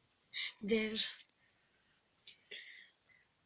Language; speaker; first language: French; native; French